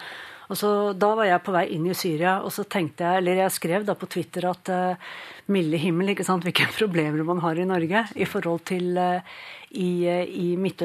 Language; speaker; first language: Norwegian; native; Norwegian